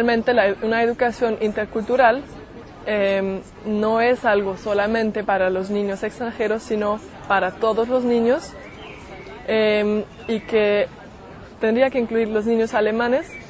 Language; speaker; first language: Spanish; non-native, fluent; German